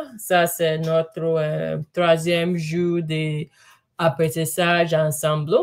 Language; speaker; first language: French; non-native, learner; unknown